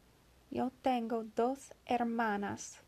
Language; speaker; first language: Spanish; non-native, learner; English